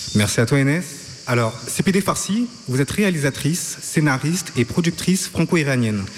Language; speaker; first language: French; native; French